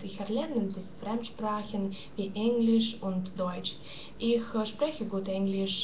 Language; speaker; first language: German; non-native, learner; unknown